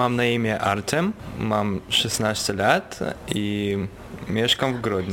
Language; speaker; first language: Polish; non-native, learner; Russian